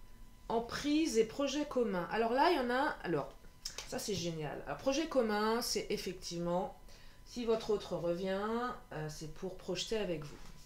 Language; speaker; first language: French; native; French